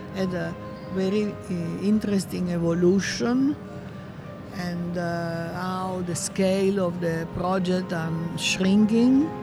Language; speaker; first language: English; non-native, fluent; Italian